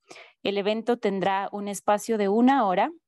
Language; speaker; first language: Spanish; native; Spanish